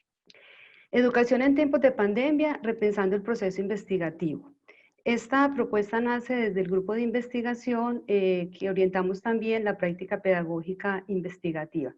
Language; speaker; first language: Spanish; native; Spanish